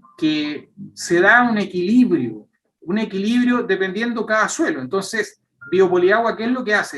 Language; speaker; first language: Spanish; native; Spanish